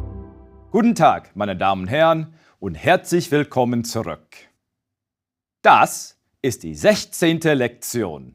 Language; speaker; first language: German; non-native, fluent; English